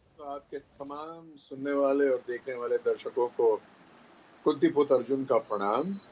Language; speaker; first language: Hindi; native; Hindi